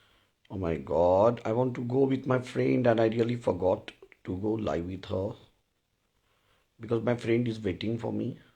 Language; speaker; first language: English; non-native, local second language; Hindi